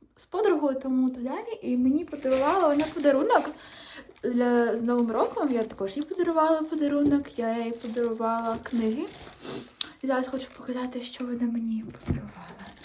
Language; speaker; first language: Ukrainian; non-native, local second language; Russian